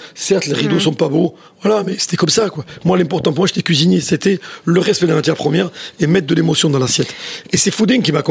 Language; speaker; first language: French; native; French